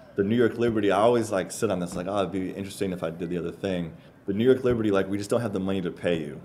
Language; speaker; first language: English; native; English